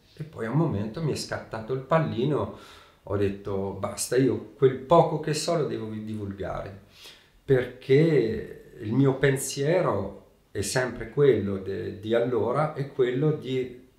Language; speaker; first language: Italian; early bilingual, heritage; Italian